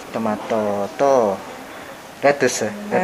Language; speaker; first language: Japanese; non-native, learner; Hiligaynon